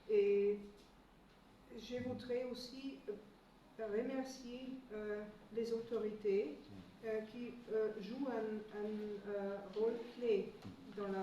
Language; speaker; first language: French; non-native, fluent; German